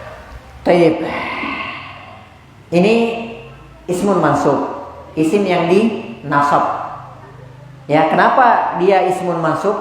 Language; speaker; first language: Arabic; non-native, fluent; Indonesian